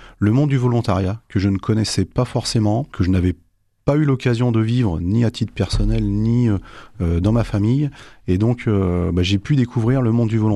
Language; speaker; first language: French; native; French